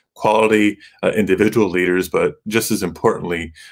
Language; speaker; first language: English; early bilingual, other home language; Spanish